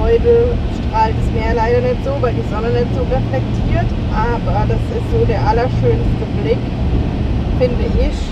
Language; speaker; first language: German; native; German